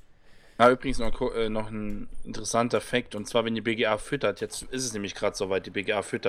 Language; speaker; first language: German; native; German